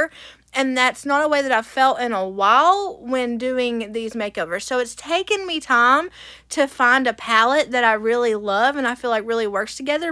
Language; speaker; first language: English; native; English